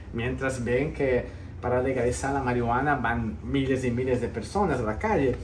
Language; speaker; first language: Spanish; early bilingual, heritage; Spanish